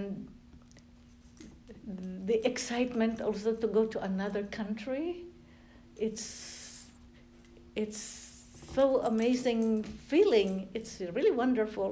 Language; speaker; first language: English; non-native, local second language; Filipino